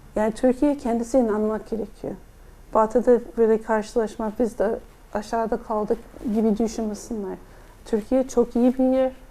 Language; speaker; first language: Turkish; non-native, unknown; English